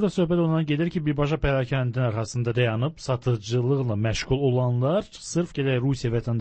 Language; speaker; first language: Azerbaijani; native; Azerbaijani